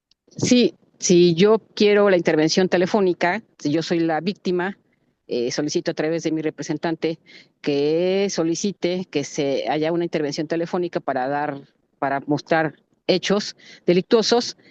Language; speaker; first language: Spanish; native; Spanish